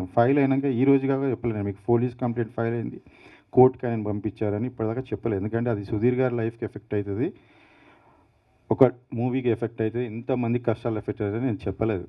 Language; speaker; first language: Telugu; native; Telugu